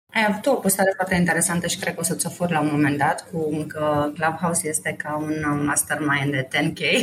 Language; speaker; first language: Romanian; native; Romanian